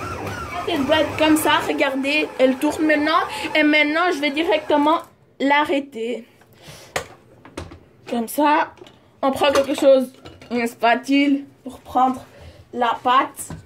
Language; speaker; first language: French; non-native, learner; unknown